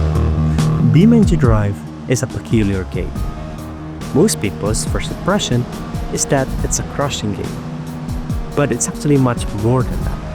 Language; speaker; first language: English; non-native, fluent; Indonesian